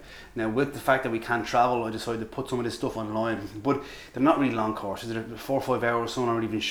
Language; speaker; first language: English; native; English